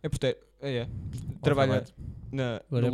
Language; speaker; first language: Portuguese; native; Portuguese